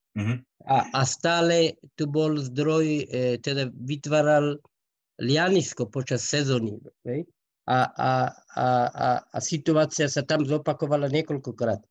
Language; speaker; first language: Slovak; non-native, fluent; Persian